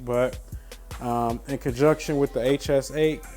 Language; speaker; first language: English; native; English